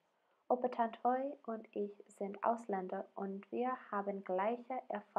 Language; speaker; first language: German; non-native, learner; English